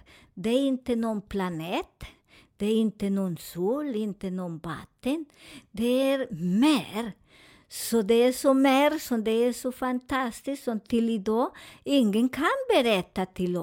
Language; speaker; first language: Swedish; non-native, fluent; Spanish